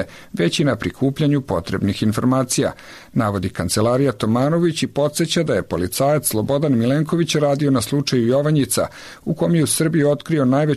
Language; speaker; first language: Croatian; native; Croatian